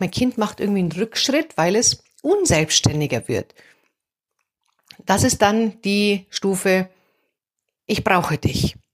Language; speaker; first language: German; native; German